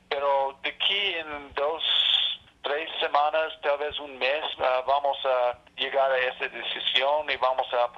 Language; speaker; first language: Spanish; non-native, learner; English